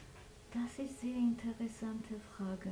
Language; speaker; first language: German; non-native, fluent; Armenian